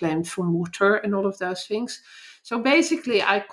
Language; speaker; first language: English; non-native, fluent; Dutch